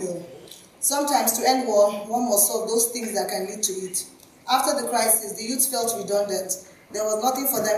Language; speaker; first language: English; non-native, local second language; Hausa